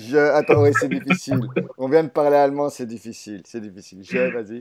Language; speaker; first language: French; native; French